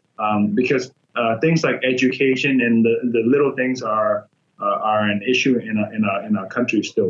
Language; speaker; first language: English; non-native, fluent; Burmese